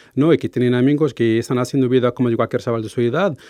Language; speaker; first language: Spanish; non-native, fluent; Arabic